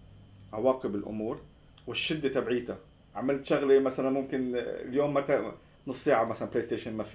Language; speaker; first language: Arabic; native; Arabic